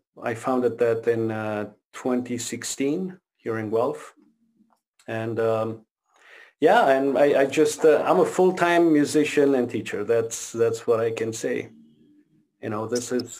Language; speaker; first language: English; non-native, fluent; Romanian